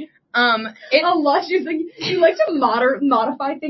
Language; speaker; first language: English; native; English